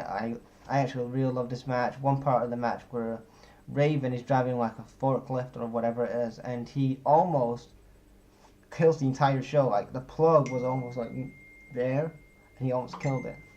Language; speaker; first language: English; native; English